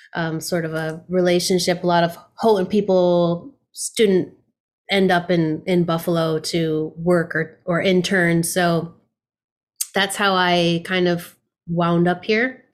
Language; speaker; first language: English; native; English